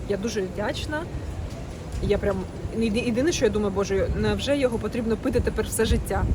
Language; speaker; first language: Ukrainian; non-native, local second language; Russian